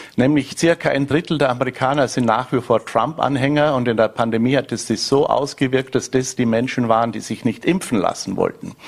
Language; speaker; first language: German; native; German